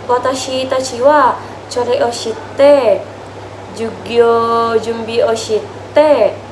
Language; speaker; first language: Japanese; non-native, learner; Indonesian